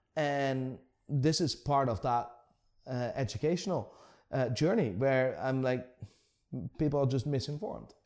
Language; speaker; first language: English; non-native, fluent; Dutch